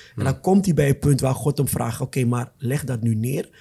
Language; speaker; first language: Dutch; non-native, fluent; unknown